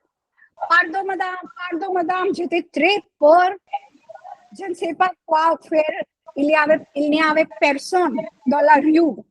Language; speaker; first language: French; non-native, learner; Hindi